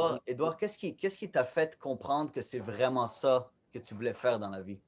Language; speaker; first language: French; native; French